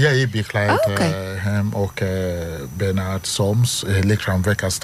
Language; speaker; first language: Dutch; non-native, learner; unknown